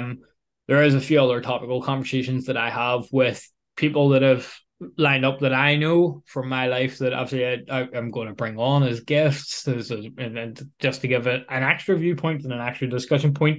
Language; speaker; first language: English; native; English